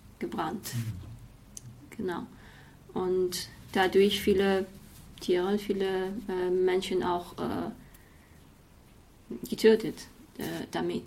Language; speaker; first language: German; non-native, fluent; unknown